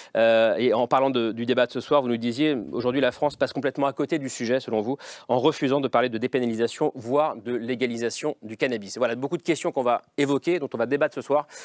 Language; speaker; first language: French; native; French